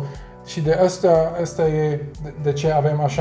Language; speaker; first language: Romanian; non-native, learner; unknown